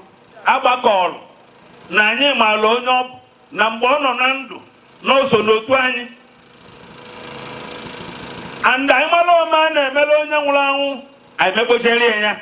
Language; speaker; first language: Igbo; native; Igbo